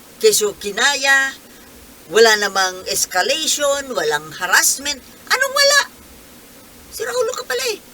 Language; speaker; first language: Filipino; non-native, local second language; Bikol